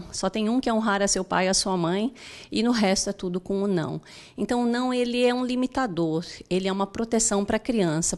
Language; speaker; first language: Portuguese; native; Portuguese